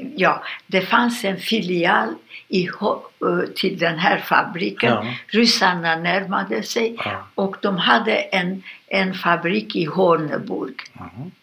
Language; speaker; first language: Swedish; non-native, fluent; Romanian